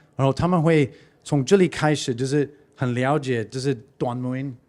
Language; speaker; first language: Chinese; non-native, fluent; English